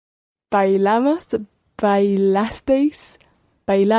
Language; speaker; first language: Spanish; non-native, learner; English